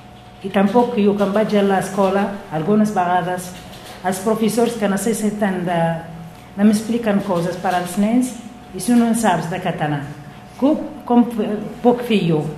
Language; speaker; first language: Catalan; non-native, learner; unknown